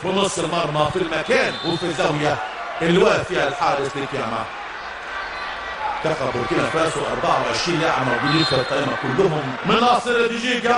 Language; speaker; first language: Arabic; native; Arabic